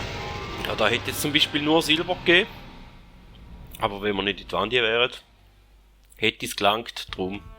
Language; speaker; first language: German; native; German